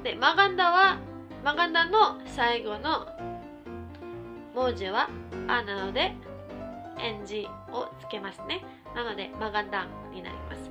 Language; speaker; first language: Japanese; non-native, local second language; Filipino